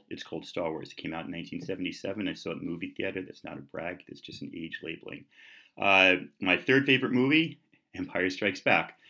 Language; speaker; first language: English; native; English